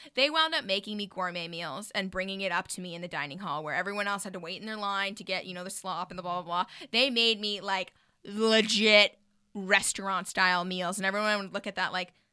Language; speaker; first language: English; native; English